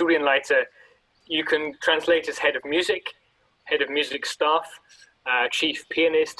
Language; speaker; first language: English; native; English